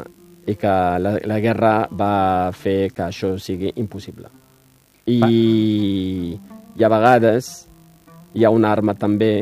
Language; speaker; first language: Catalan; non-native, fluent; Riffian